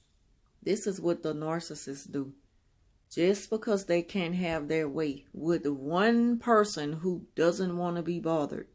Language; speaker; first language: English; native; English